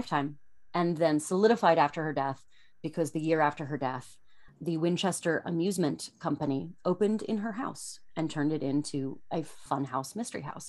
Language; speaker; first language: English; native; English